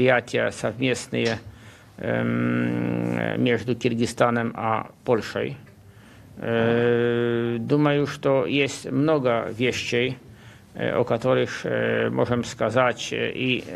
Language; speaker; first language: Russian; non-native, fluent; Polish